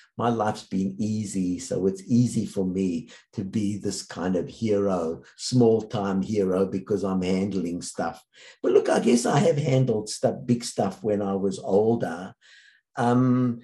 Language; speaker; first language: English; native; English